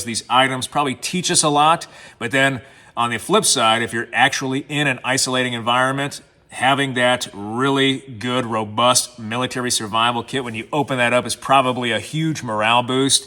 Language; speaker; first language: English; native; English